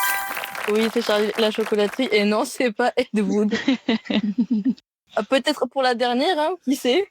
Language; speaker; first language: French; native; French